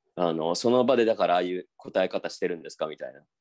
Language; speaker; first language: Japanese; native; Japanese